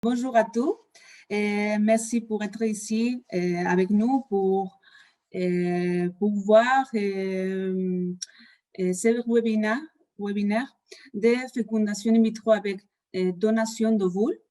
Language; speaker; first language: French; non-native, fluent; Spanish